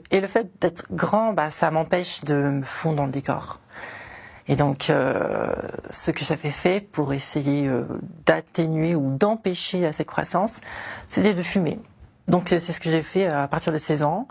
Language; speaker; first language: French; native; French